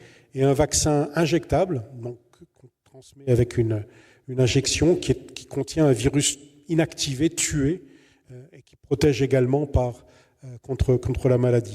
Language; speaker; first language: French; native; French